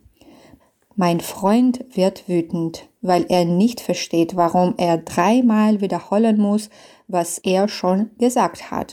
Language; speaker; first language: German; non-native, fluent; Belarusian